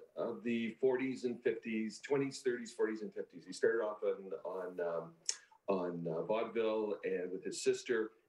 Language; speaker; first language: English; native; English